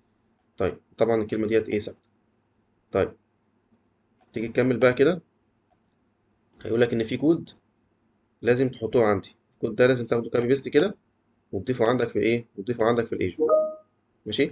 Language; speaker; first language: Arabic; native; Arabic